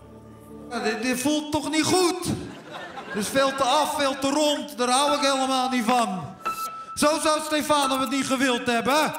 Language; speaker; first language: Dutch; native; Dutch